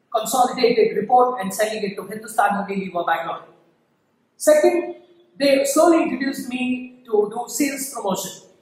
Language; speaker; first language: English; non-native, local second language; Kannada